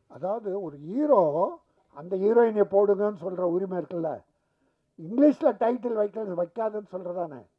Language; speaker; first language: Tamil; native; Tamil